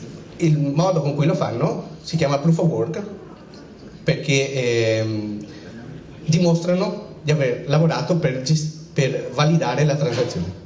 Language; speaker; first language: Italian; native; Italian